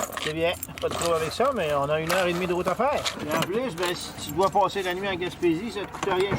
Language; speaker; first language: French; native; French